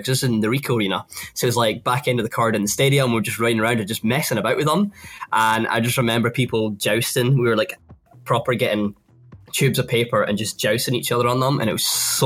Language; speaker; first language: English; native; English